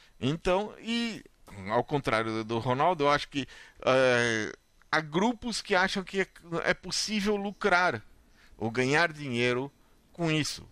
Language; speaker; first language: Portuguese; native; Portuguese